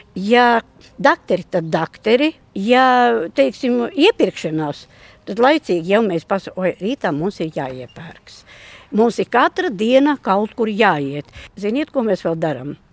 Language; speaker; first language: Latvian; non-native, local second language; Russian